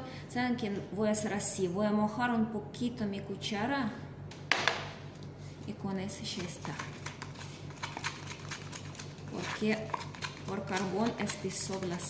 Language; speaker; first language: Spanish; non-native, fluent; Russian